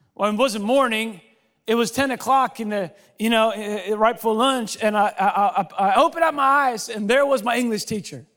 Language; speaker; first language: English; non-native, fluent; Swedish